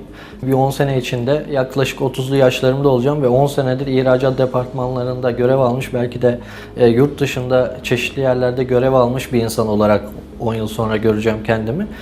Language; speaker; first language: Turkish; native; Turkish